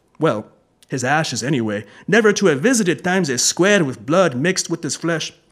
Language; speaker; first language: English; native; English